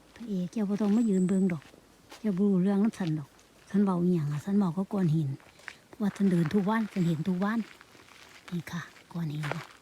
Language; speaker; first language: Thai; non-native, local second language; Northeastern Thai